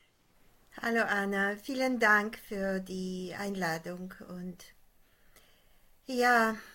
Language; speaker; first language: German; non-native, fluent; Polish